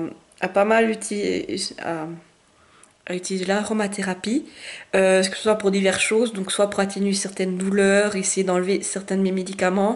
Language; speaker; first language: French; native; French